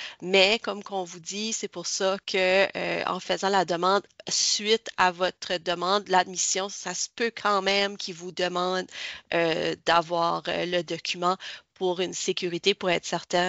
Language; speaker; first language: French; native; French